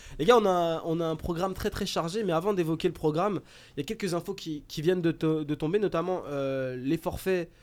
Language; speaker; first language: French; native; French